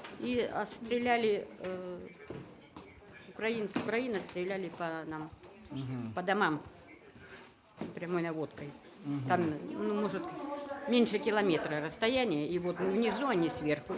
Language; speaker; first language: Russian; native; Russian